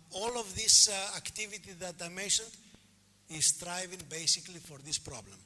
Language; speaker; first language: English; non-native, fluent; Greek